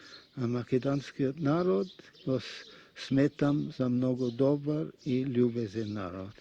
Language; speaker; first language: Macedonian; non-native, fluent; Russian